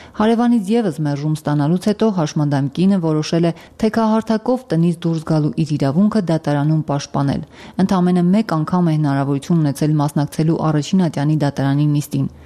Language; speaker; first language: Armenian; native; Armenian